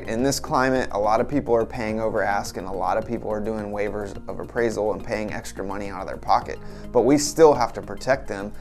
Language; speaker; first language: English; native; English